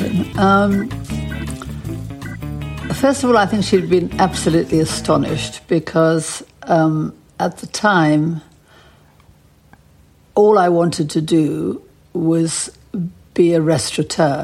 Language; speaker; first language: English; native; English